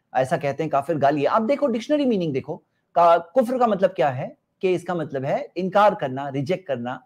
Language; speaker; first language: Hindi; non-native, local second language; Urdu